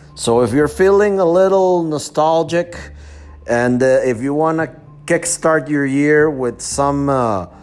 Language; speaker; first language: English; non-native, fluent; Spanish